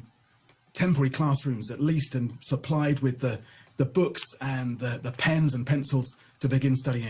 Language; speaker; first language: English; native; English